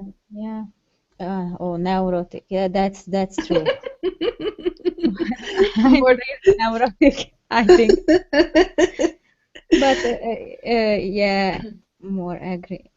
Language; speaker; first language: English; non-native, learner; Hungarian